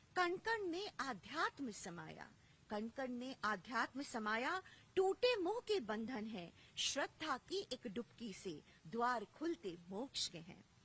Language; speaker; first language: Hindi; native; Hindi